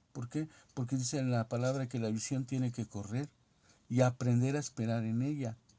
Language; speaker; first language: Spanish; native; Spanish